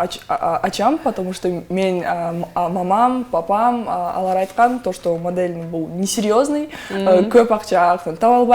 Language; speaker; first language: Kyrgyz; non-native, local second language; Russian